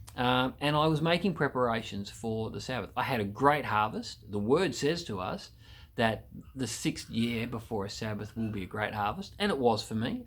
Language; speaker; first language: English; native; English